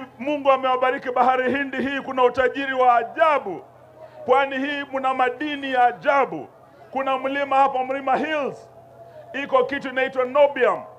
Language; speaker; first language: Swahili; non-native, local second language; Luyia